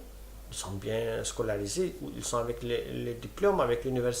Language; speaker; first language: French; non-native, fluent; Romany